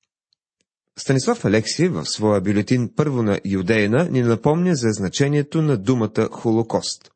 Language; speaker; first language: Bulgarian; native; Bulgarian